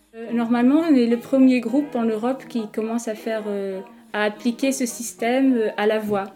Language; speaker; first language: French; non-native, fluent; Portuguese